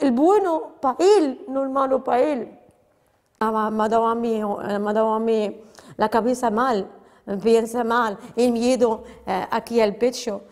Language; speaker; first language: Spanish; non-native, fluent; Arabic